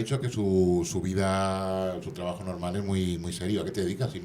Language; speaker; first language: Spanish; native; Spanish